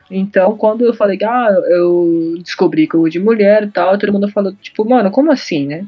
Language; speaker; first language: Portuguese; early bilingual, other home language; Japanese